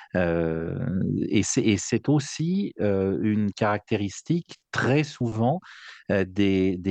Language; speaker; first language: French; native; French